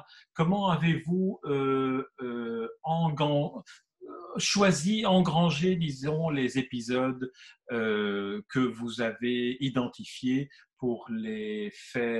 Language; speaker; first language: French; native; French